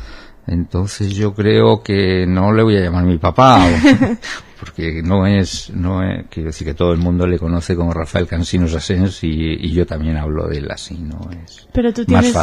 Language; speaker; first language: Spanish; native; Spanish